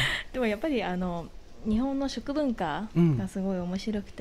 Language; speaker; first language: Japanese; non-native, fluent; Vietnamese